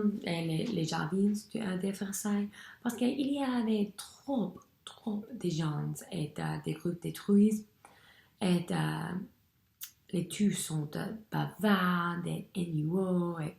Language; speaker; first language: French; non-native, learner; English